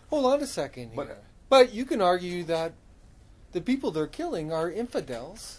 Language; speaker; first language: English; native; English